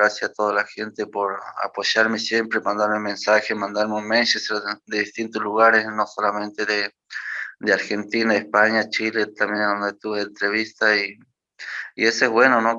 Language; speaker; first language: Spanish; native; Spanish